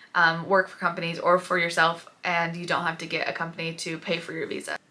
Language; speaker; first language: English; native; English